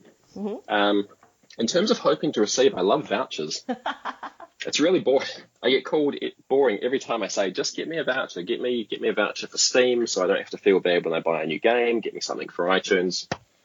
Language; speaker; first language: English; native; English